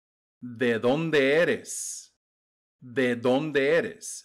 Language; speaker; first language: Spanish; non-native, fluent; English